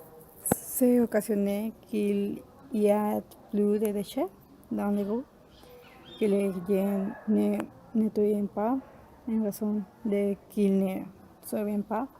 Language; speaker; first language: French; non-native, learner; Spanish